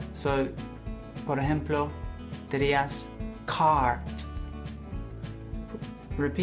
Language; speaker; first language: Spanish; non-native, fluent; English